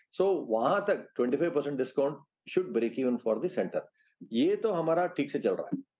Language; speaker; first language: Hindi; non-native, local second language; Telugu